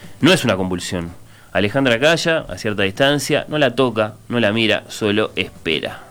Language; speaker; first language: Spanish; native; Spanish